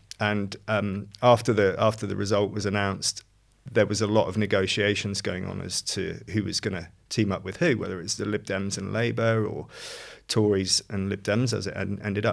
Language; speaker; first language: English; native; English